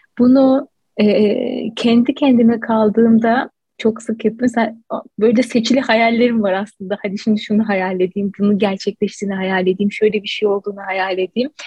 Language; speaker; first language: Turkish; native; Turkish